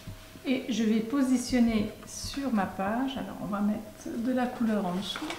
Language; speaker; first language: French; native; French